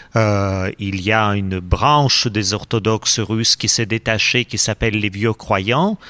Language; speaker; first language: French; non-native, fluent; Russian